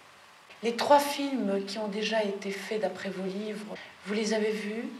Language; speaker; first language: French; native; French